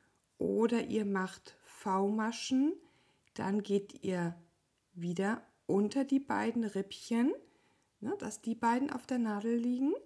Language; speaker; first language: German; native; German